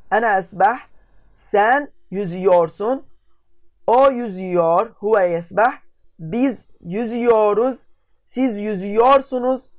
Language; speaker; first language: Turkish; non-native, fluent; Arabic